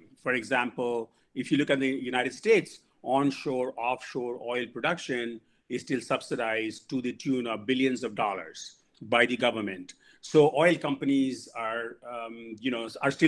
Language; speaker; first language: English; non-native, local second language; Bangla